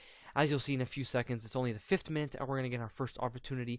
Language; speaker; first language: English; native; English